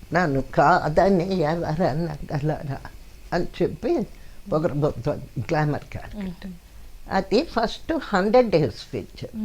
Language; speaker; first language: Telugu; non-native, local second language; Kannada